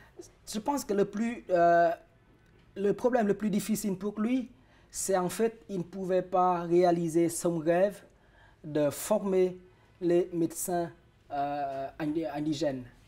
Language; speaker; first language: French; non-native, fluent; Vietnamese